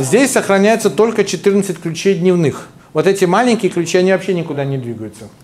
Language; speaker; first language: Russian; native; Russian